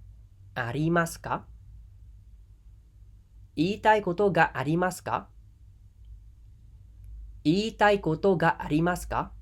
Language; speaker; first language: Japanese; non-native, fluent; Khmer